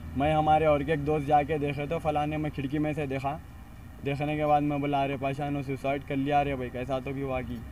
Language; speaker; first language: Hindi; non-native, local second language; Urdu